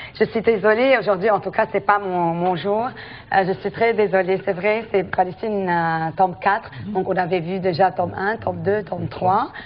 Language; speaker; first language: French; non-native, local second language; Arabic